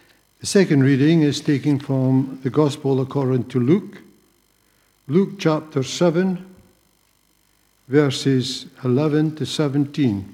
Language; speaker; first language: English; native; English